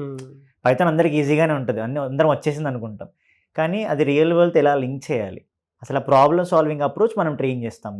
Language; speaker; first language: Telugu; native; Telugu